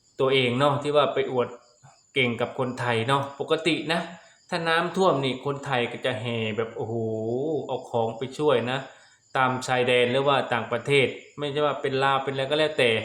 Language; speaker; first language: Thai; non-native, local second language; Lao